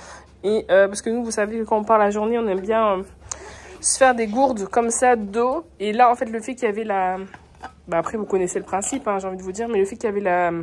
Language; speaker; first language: French; native; French